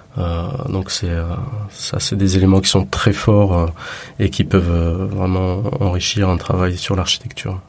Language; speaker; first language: French; native; French